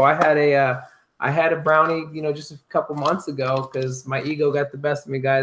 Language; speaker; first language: English; native; English